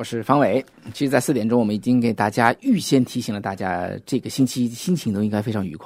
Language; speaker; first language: Chinese; native; Chinese